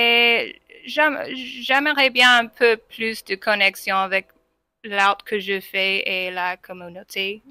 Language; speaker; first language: French; non-native, fluent; English